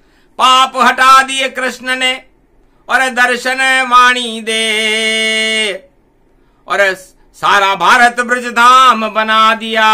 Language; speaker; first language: Hindi; native; Hindi